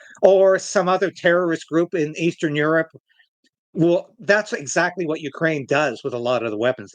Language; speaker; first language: English; native; English